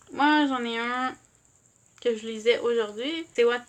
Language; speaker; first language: French; native; French